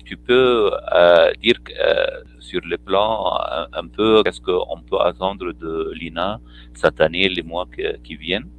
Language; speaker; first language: French; non-native, fluent; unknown